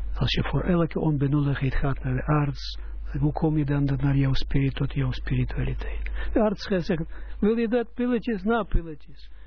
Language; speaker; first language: Dutch; non-native, fluent; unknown